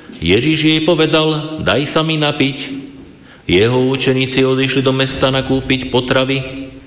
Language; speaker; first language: Slovak; native; Slovak